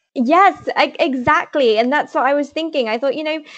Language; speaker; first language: English; native; English